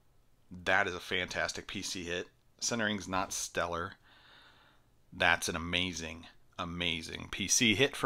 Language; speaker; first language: English; native; English